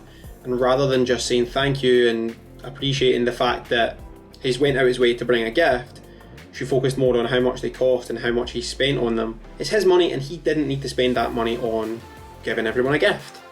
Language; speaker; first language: English; native; English